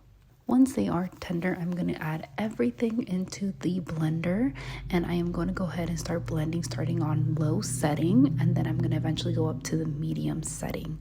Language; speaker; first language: English; early bilingual, other home language; Spanish